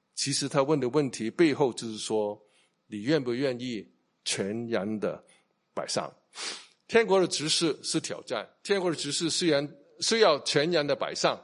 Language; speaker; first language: Chinese; non-native, local second language; Cantonese